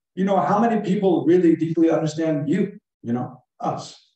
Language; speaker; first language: English; native; English